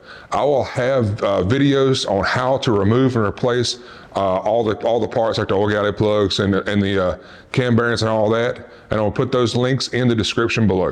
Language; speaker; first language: English; native; English